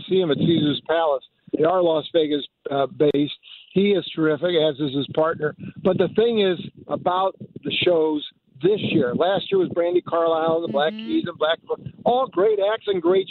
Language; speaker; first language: English; native; English